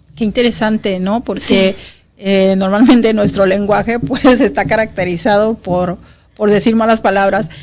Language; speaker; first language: Spanish; native; Spanish